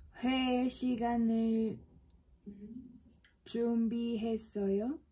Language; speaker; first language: Korean; non-native, learner; Spanish